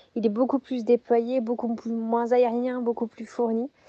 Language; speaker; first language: French; native; French